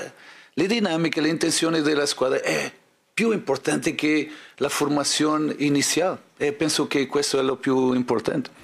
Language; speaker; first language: Italian; non-native, fluent; Portuguese